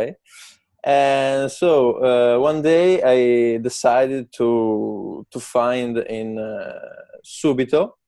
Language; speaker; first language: English; non-native, learner; Italian